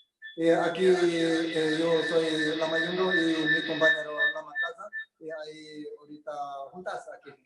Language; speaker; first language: Spanish; non-native, learner; Tibetan